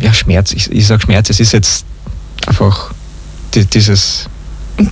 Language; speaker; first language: German; native; German